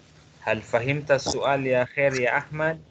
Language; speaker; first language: Arabic; non-native, fluent; Malay